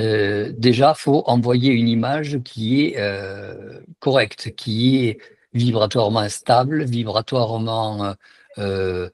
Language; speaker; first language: French; native; French